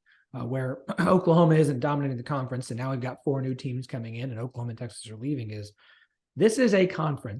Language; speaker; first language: English; native; English